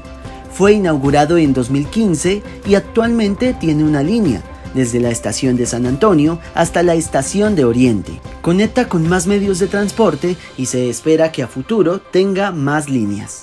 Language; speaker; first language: Spanish; native; Spanish